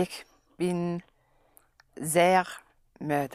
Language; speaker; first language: German; non-native, learner; English